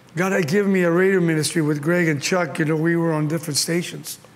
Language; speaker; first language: English; early bilingual, other home language; Spanish